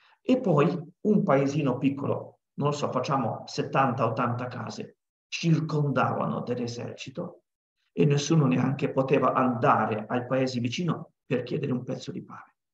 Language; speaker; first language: Italian; non-native, fluent; Ukrainian